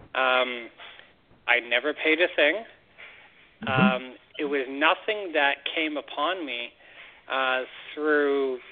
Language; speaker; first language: English; native; English